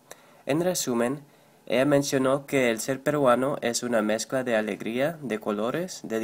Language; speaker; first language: Spanish; non-native, learner; English